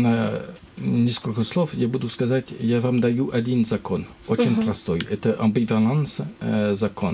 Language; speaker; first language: Russian; non-native, learner; French